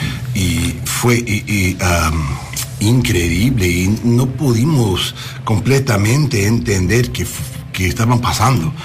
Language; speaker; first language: Spanish; non-native, learner; English